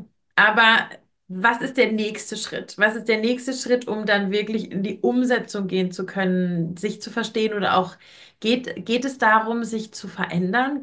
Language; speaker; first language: German; native; German